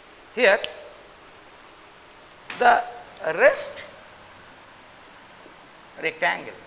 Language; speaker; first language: English; non-native, local second language; Bangla